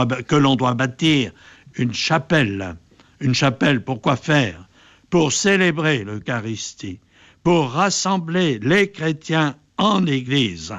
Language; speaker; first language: French; native; French